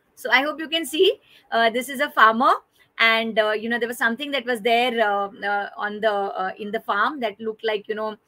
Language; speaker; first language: English; non-native, local second language; Hindi